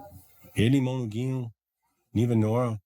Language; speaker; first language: Portuguese; non-native, learner; English